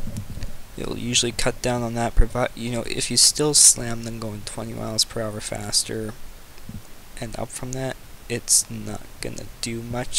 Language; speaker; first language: English; native; English